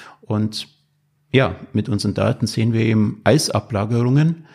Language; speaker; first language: German; native; German